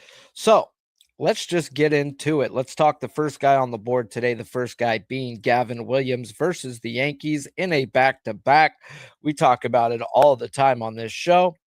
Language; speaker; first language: English; native; English